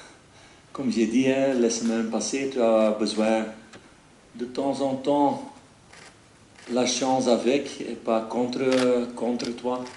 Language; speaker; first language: French; non-native, fluent; Dutch